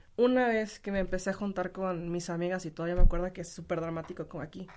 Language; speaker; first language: Spanish; native; Spanish